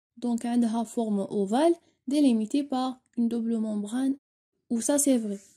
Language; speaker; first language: French; non-native, local second language; Arabic